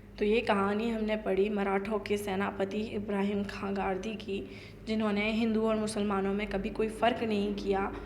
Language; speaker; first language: Hindi; native; Hindi